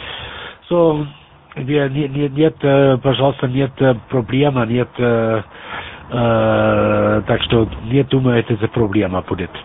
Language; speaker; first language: Russian; non-native, learner; German